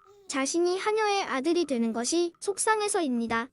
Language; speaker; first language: Korean; native; Korean